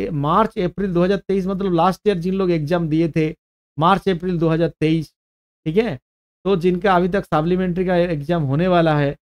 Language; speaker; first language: Hindi; non-native, local second language; Bangla